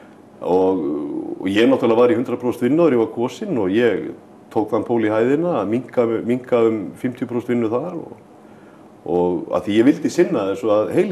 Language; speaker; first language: Icelandic; native; Icelandic